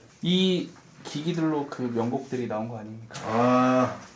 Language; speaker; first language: Korean; native; Korean